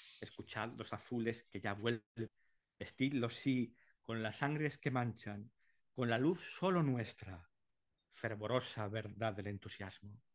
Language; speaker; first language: Spanish; native; Spanish